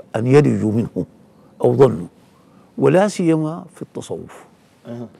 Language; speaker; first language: Arabic; native; Arabic